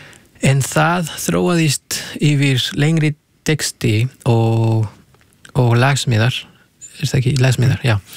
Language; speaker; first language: Icelandic; non-native, fluent; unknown